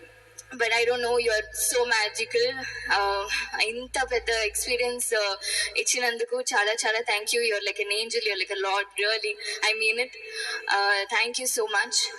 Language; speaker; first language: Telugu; non-native, learner; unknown